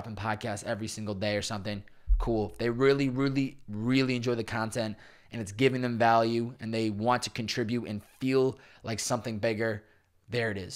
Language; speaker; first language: English; native; English